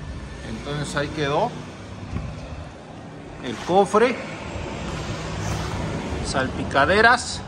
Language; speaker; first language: Spanish; native; Spanish